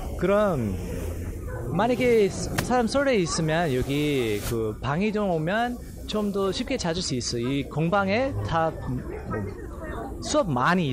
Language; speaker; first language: Korean; non-native, learner; English